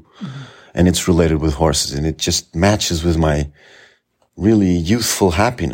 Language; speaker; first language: English; non-native, fluent; Portuguese